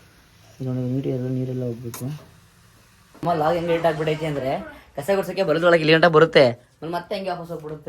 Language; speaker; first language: Kannada; native; Kannada